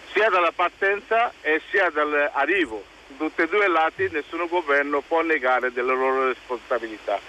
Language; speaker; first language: Italian; non-native, fluent; Bangla